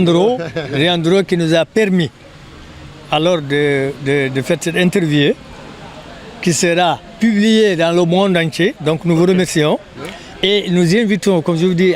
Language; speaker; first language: French; non-native, local second language; Fula